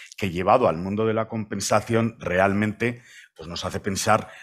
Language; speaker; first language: Spanish; native; Spanish